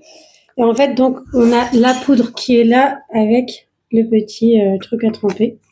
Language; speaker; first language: French; native; French